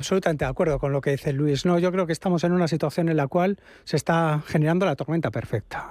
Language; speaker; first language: Spanish; native; Spanish